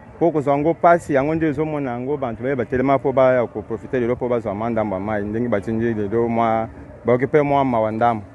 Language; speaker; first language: Lingala; non-native, local second language; Luba-Lulua